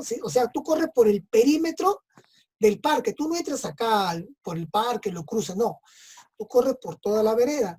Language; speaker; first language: Spanish; native; Spanish